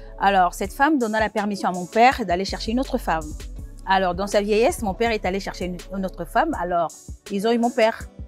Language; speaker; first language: French; non-native, local second language; Lingala